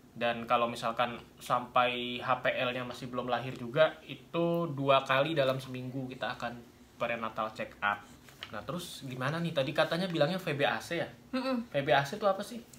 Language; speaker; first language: Indonesian; native; Indonesian